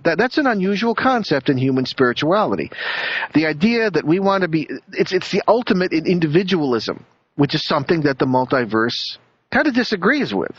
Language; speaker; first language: English; native; English